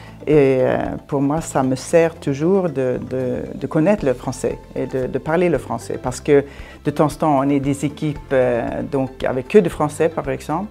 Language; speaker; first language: French; non-native, fluent; Swedish